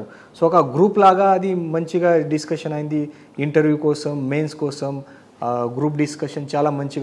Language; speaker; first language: Telugu; non-native, learner; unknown